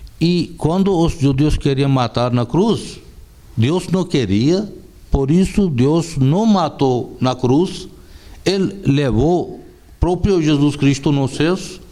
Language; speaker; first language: Portuguese; non-native, fluent; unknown